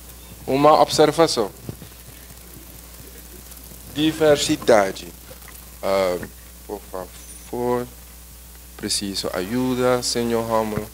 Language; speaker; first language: Portuguese; non-native, learner; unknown